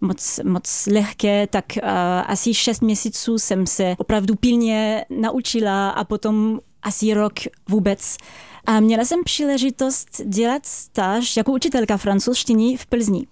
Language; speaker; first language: Czech; non-native, fluent; French